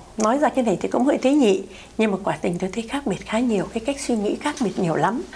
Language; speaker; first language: Vietnamese; native; Vietnamese